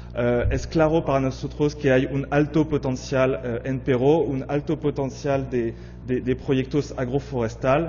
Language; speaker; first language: Spanish; non-native, fluent; French